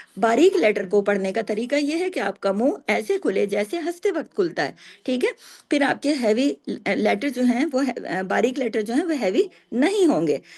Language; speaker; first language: Urdu; native; Urdu